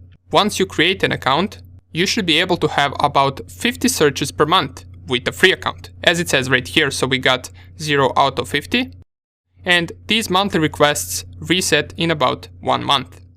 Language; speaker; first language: English; non-native, fluent; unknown